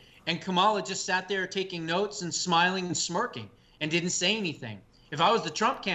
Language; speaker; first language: English; native; English